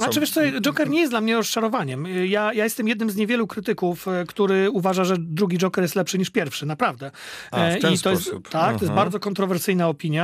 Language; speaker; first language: Polish; native; Polish